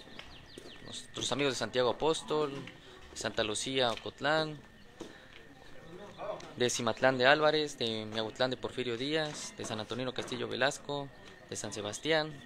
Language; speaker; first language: Spanish; native; Spanish